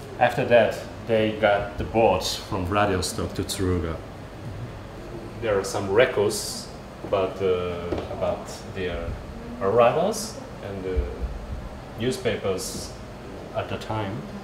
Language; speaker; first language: English; non-native, fluent; Japanese